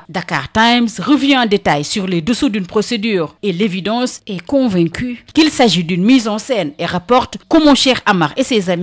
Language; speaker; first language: French; non-native, local second language; Wolof